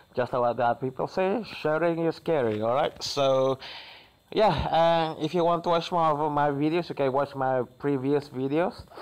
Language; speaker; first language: English; non-native, local second language; Malay